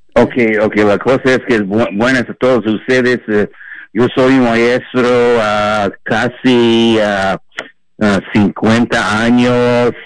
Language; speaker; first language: Spanish; non-native, fluent; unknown